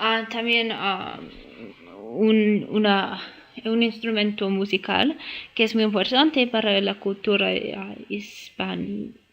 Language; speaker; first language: Spanish; non-native, learner; English